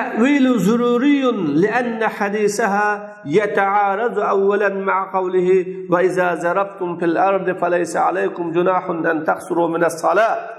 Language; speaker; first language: Arabic; non-native, fluent; Uzbek